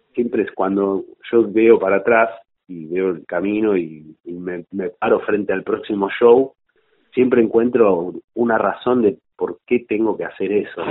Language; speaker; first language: Spanish; native; Spanish